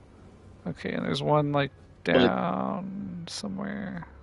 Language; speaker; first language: English; native; English